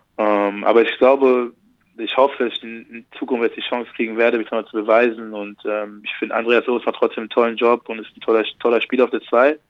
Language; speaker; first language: German; early bilingual, other home language; French